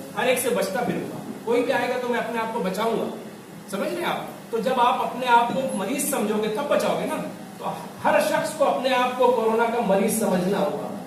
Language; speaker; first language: Urdu; native; Urdu